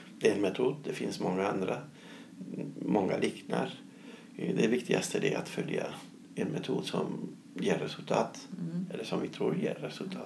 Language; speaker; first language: Swedish; non-native, fluent; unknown